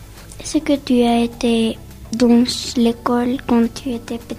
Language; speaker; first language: French; non-native, learner; Spanish